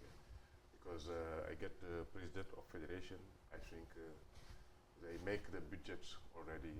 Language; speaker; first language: English; non-native, learner; Wolof